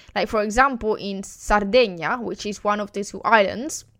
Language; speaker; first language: English; non-native, fluent; Italian